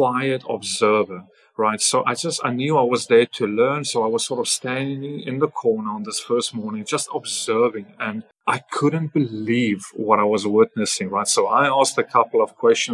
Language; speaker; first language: English; non-native, local second language; Afrikaans